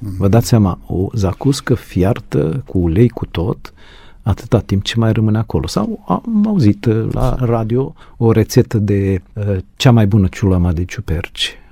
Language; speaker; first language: Romanian; native; Romanian